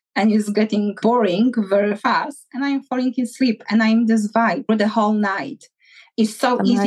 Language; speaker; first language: English; non-native, fluent; Polish